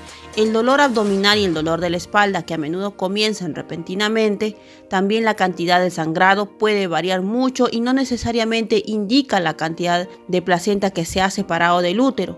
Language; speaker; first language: Spanish; native; Spanish